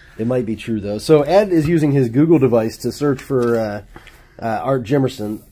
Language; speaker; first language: English; native; English